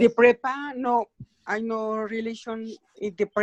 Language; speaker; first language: English; non-native, learner; Spanish